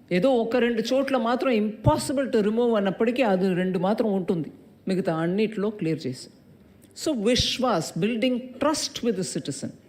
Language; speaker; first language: Telugu; non-native, local second language; Tamil